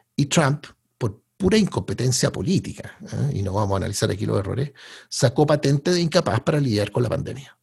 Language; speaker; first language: Spanish; native; Spanish